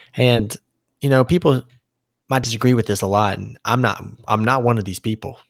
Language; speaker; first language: English; native; English